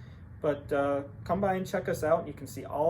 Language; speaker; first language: English; native; English